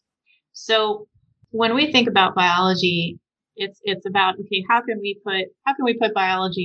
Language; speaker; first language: English; native; English